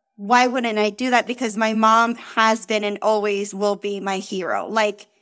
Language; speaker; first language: English; early bilingual, other home language; Spanish